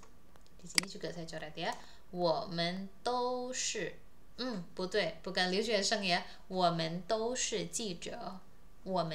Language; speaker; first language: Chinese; non-native, fluent; Indonesian